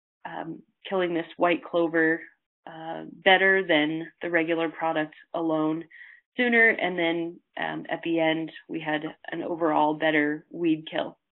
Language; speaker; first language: English; native; English